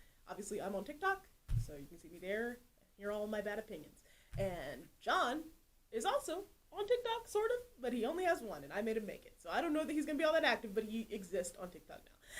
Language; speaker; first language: English; native; English